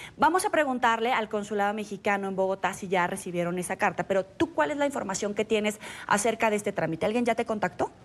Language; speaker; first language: Spanish; native; Spanish